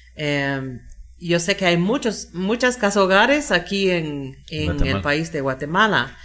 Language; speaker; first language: Spanish; non-native, fluent; English